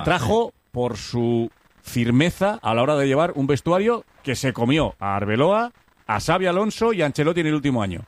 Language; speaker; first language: Spanish; native; Spanish